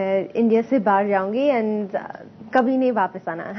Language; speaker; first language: Hindi; non-native, learner; English